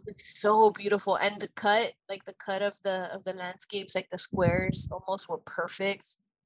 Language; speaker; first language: English; native; English